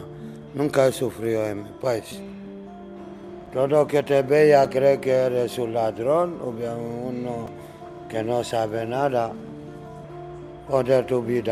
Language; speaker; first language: Spanish; non-native, learner; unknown